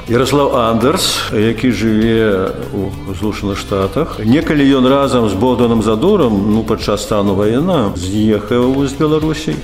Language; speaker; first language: Belarusian; native; Belarusian